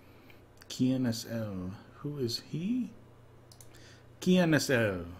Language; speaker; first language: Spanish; non-native, learner; English